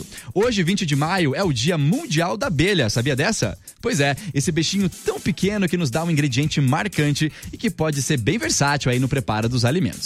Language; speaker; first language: Portuguese; native; Portuguese